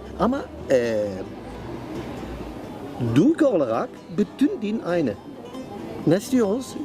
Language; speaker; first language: Turkish; non-native, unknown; Dutch